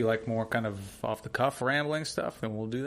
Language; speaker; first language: English; native; English